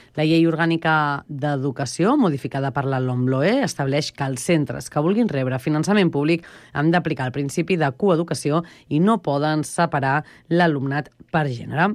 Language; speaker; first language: Catalan; native; Catalan